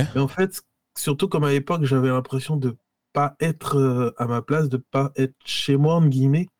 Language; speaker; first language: French; native; French